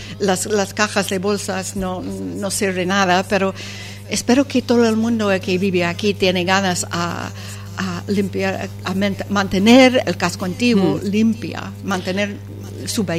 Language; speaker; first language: Spanish; non-native, fluent; English